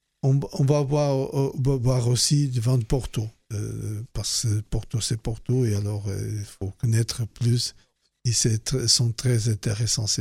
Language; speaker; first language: French; non-native, fluent; Portuguese